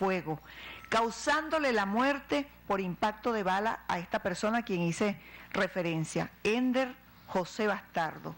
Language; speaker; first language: Spanish; native; Spanish